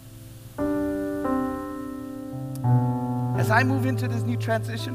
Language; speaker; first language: English; native; English